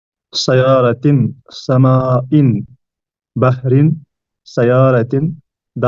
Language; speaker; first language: Arabic; non-native, learner; Urdu